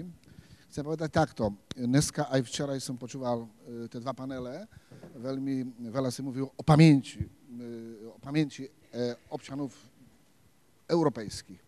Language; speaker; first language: Slovak; non-native, learner; Polish